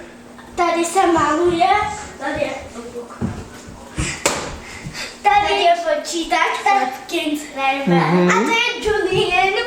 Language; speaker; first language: Czech; early bilingual, heritage; Czech